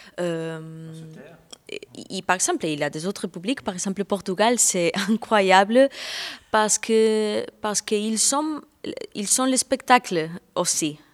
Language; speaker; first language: French; non-native, fluent; Spanish